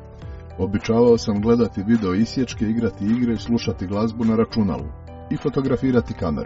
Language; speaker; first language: Serbian; native; Serbian